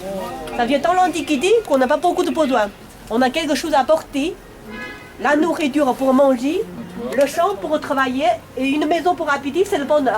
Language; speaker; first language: French; non-native, learner; Chinese